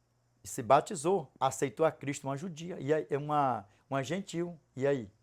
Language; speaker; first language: Portuguese; native; Portuguese